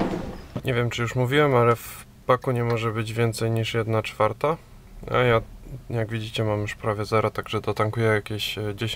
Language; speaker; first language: Polish; native; Polish